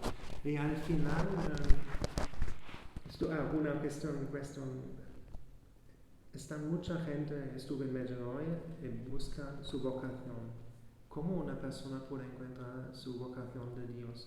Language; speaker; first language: Spanish; non-native, fluent; German